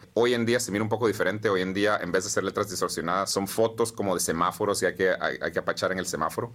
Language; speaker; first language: Spanish; native; Spanish